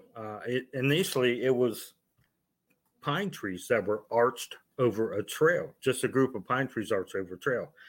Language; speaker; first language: English; native; English